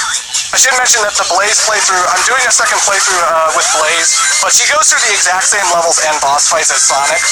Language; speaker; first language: English; native; English